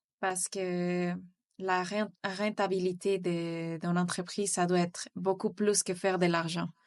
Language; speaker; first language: French; non-native, fluent; Spanish